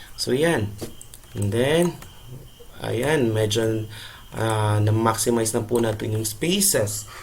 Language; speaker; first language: Filipino; non-native, local second language; Cebuano